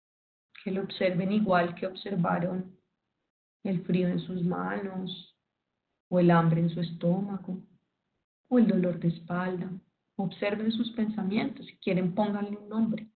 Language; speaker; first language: Spanish; native; Spanish